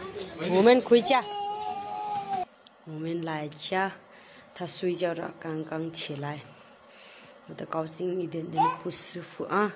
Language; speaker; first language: Chinese; non-native, learner; Nepali